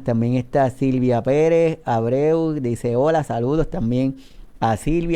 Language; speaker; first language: Spanish; native; Spanish